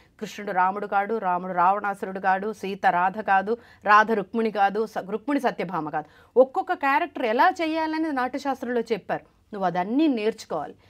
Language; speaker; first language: Telugu; non-native, local second language; Malayalam